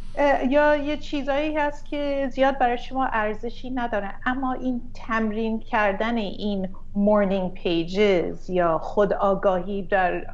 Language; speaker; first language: Persian; early bilingual, heritage; Persian